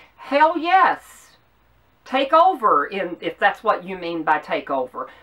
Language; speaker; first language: English; native; English